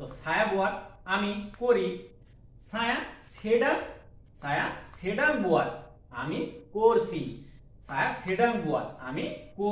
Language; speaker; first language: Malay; non-native, learner; Bangla